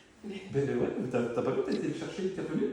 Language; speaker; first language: French; native; French